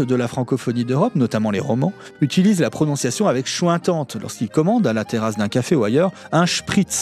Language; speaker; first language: French; native; French